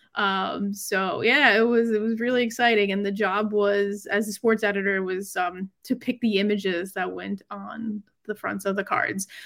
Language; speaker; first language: English; native; English